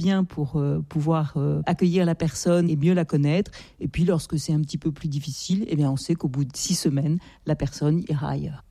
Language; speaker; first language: French; native; French